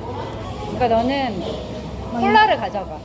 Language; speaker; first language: Korean; native; Korean